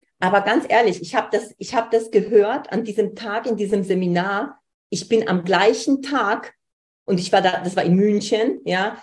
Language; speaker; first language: German; early bilingual, other home language; Polish